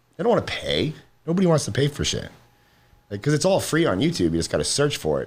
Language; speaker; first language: English; native; English